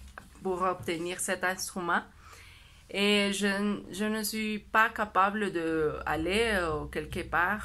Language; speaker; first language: French; non-native, learner; Spanish